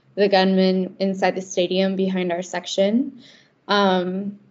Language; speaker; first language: English; native; English